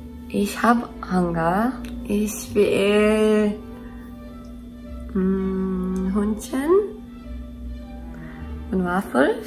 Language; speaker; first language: German; non-native, learner; Korean